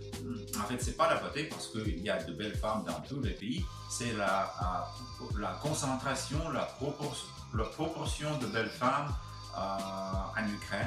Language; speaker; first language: French; non-native, fluent; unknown